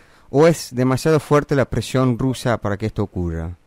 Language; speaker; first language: Spanish; native; Spanish